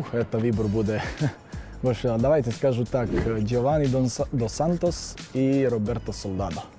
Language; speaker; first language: Russian; non-native, learner; Serbian